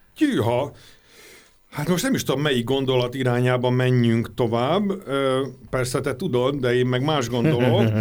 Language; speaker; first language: Hungarian; native; Hungarian